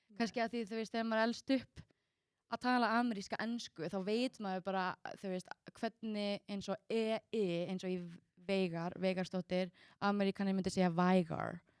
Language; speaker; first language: Icelandic; early bilingual, heritage; Icelandic